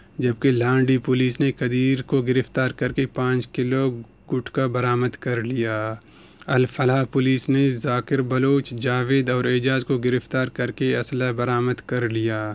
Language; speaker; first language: Urdu; non-native, local second language; Baluchi